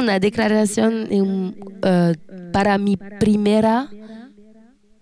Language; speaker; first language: Spanish; non-native, learner; French